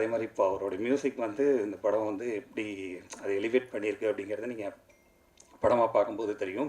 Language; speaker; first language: Tamil; native; Tamil